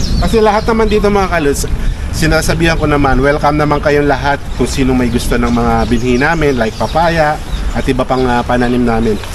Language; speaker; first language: Filipino; native; Filipino